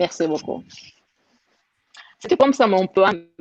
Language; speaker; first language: French; non-native, learner; Turkish